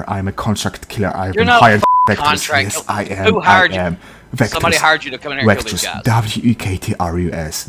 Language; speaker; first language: English; non-native, fluent; Polish